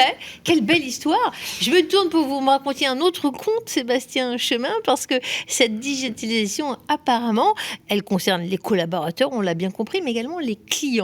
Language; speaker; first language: French; native; French